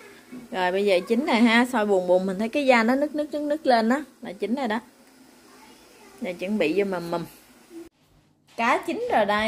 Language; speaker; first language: Vietnamese; native; Vietnamese